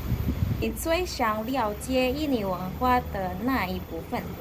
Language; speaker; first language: Chinese; non-native, learner; Indonesian